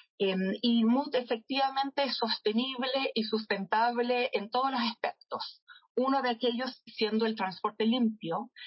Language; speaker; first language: Spanish; non-native, fluent; English